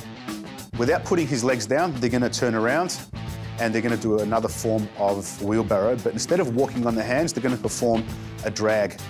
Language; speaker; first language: English; native; English